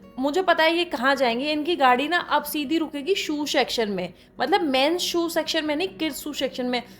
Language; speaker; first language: Hindi; native; Hindi